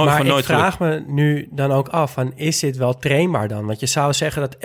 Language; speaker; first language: Dutch; native; Dutch